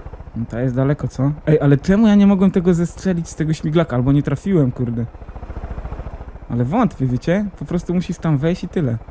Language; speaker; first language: Polish; native; Polish